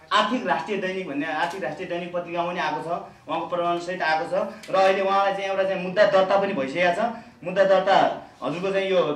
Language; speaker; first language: Nepali; native; Nepali